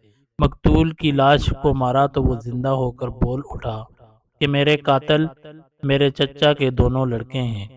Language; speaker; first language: Urdu; native; Urdu